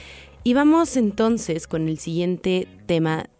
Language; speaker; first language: Spanish; native; Spanish